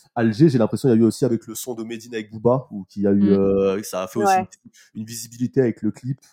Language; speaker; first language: French; native; French